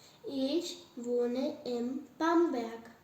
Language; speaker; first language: German; non-native, learner; Hindi